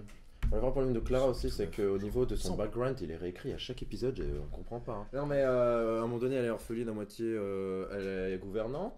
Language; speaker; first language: French; native; French